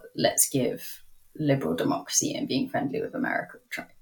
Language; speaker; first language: English; native; English